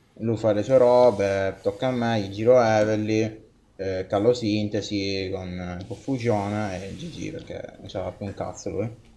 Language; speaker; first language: Italian; native; Italian